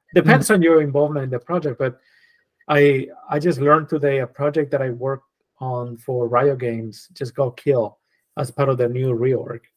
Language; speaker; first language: English; non-native, fluent; Spanish